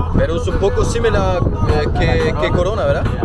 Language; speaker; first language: Spanish; non-native, learner; German